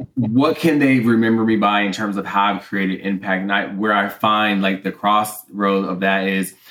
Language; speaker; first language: English; early bilingual, other home language; Spanish